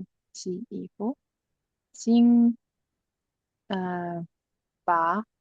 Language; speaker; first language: Chinese; non-native, learner; English